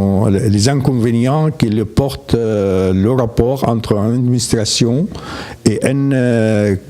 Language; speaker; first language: French; non-native, fluent; Arabic